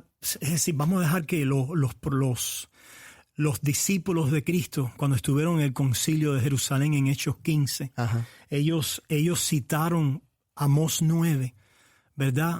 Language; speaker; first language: Spanish; native; Spanish